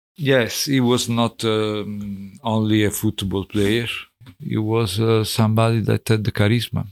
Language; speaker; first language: English; non-native, fluent; Italian